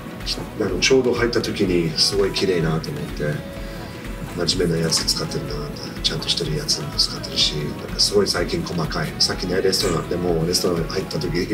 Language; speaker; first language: Japanese; non-native, fluent; English